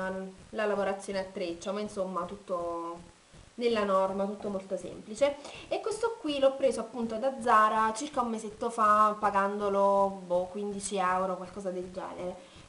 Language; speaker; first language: Italian; native; Italian